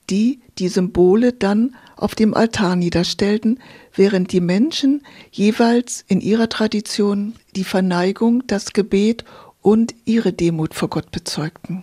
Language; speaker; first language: German; native; German